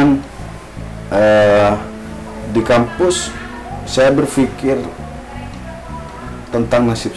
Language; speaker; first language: Indonesian; non-native, local second language; Madurese